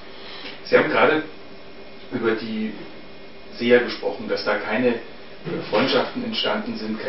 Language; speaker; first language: German; native; German